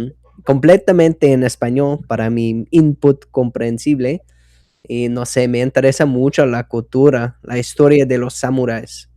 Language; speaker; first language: Spanish; non-native, fluent; English